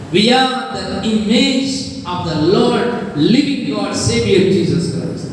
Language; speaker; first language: English; non-native, local second language; Telugu